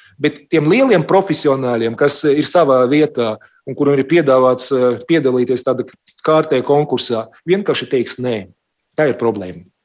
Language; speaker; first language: Latvian; non-native, local second language; Russian